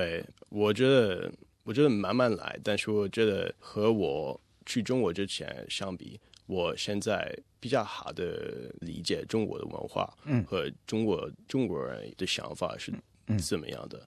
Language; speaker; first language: Chinese; non-native, fluent; English